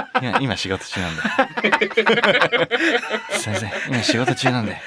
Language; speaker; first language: Japanese; native; Japanese